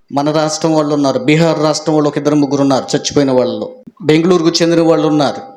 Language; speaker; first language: Telugu; native; Telugu